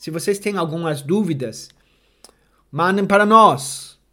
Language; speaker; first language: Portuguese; non-native, fluent; English